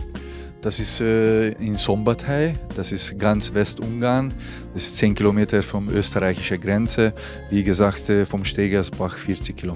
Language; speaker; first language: German; non-native, fluent; Hungarian